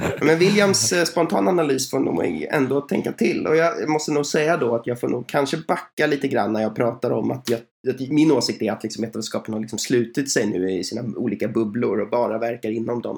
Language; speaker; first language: Swedish; native; Swedish